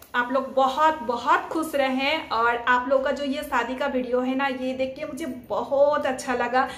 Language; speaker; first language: Hindi; non-native, local second language; Bangla